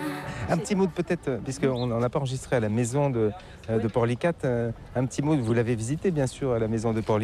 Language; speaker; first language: French; native; French